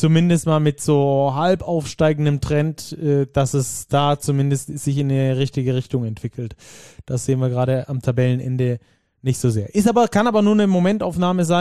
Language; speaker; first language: German; native; German